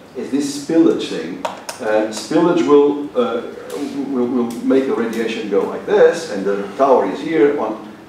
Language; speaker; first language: English; non-native, fluent; Portuguese